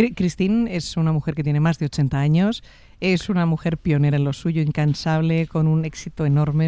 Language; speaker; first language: Spanish; native; Spanish